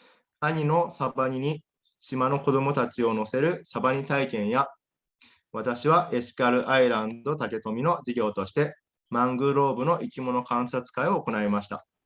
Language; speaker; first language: Japanese; native; Japanese